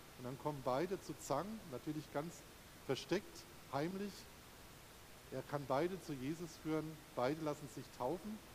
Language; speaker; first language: German; native; German